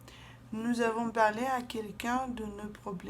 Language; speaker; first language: French; non-native, fluent; Russian